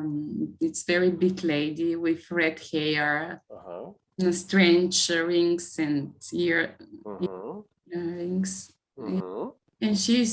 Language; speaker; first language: English; non-native, learner; Bulgarian